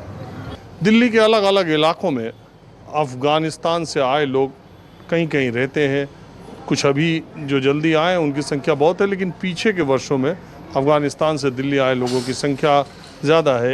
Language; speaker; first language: Hindi; native; Hindi